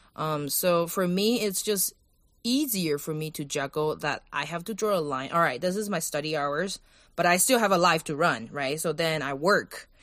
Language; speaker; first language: English; non-native, fluent; Chinese